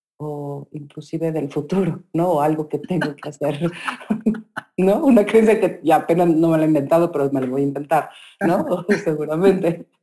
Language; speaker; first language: Spanish; native; Spanish